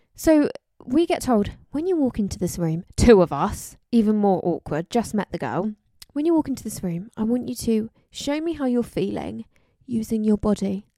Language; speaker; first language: English; native; English